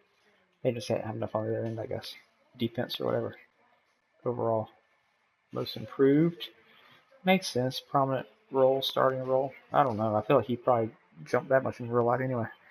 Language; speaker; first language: English; native; English